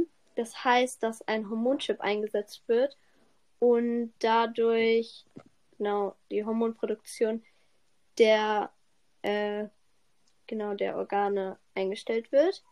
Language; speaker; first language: German; native; German